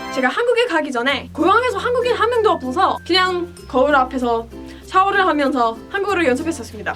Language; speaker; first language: Korean; non-native, fluent; English